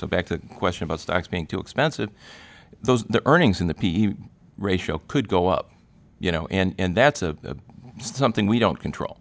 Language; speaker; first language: English; native; English